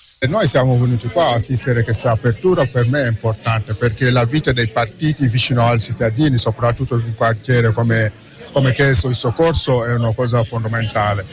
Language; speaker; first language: Italian; non-native, fluent; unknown